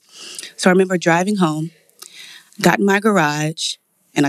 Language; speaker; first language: English; native; English